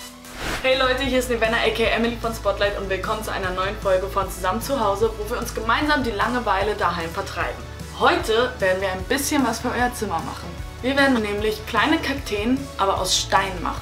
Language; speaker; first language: German; native; German